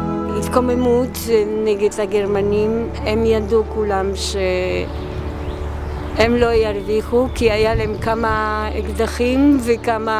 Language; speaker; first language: Hebrew; non-native, fluent; Polish